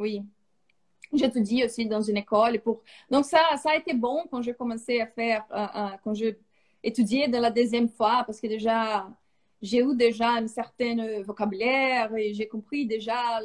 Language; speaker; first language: French; non-native, fluent; Portuguese